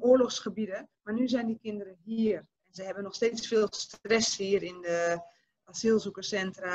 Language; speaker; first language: Dutch; native; Dutch